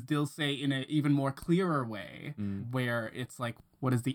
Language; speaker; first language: English; non-native, local second language; Cantonese